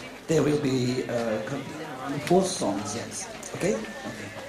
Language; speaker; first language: English; non-native, learner; Korean